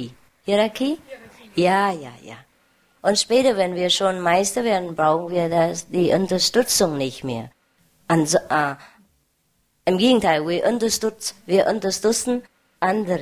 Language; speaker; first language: German; non-native, fluent; Vietnamese